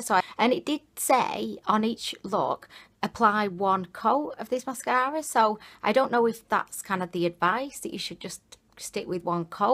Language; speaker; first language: English; native; English